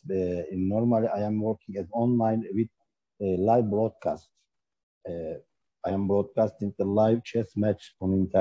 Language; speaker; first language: English; non-native, learner; Turkish